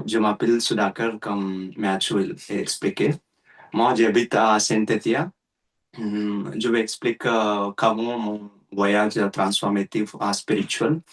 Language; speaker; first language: French; non-native, learner; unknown